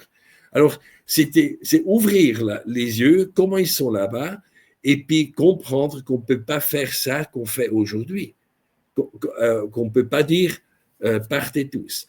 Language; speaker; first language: French; non-native, local second language; German